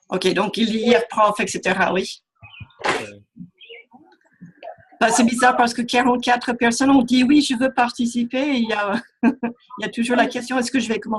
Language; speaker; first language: French; non-native, fluent; English